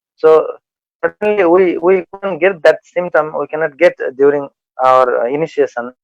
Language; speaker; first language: English; non-native, local second language; Nepali